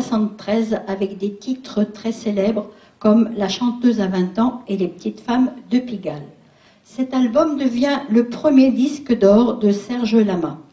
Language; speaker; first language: French; native; French